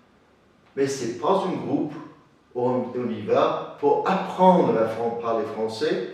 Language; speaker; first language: French; non-native, learner; English